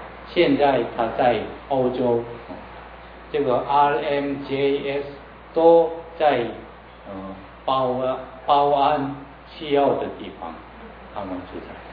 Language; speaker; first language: Chinese; non-native, learner; Korean